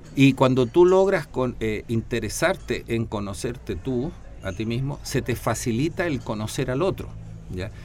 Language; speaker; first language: Spanish; native; Spanish